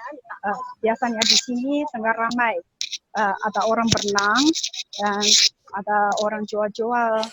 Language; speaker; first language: Indonesian; non-native, learner; Chinese